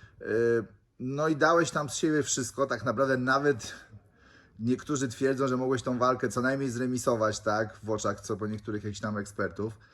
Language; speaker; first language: Polish; native; Polish